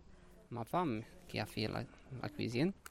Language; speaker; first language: French; non-native, learner; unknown